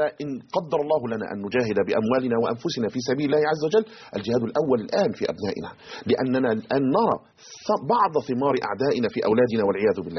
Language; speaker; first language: Arabic; native; Arabic